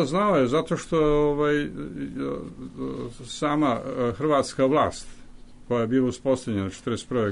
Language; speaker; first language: Serbian; native; Serbian